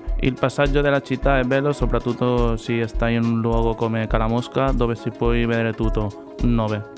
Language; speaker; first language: Italian; non-native, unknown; Catalan